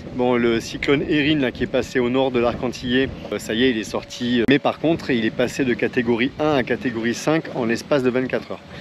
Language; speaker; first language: French; native; French